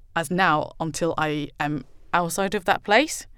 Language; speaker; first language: English; non-native, fluent; Chinese